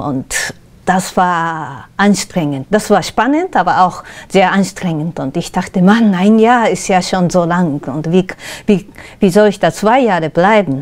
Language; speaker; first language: German; non-native, fluent; Japanese